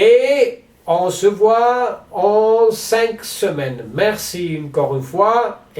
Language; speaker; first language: French; non-native, learner; Spanish